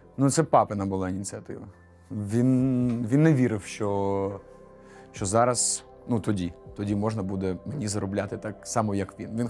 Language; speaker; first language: Ukrainian; non-native, local second language; Russian